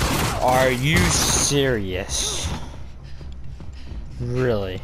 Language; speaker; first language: English; native; English